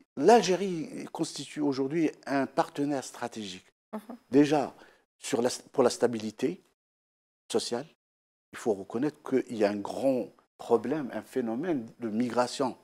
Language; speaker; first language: French; non-native, local second language; Arabic